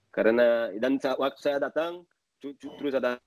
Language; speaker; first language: Malay; non-native, fluent; Portuguese